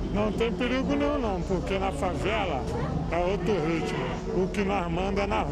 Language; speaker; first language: Portuguese; native; Portuguese